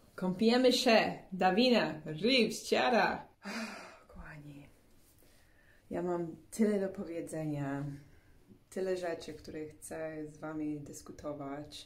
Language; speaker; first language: Polish; early bilingual, heritage; English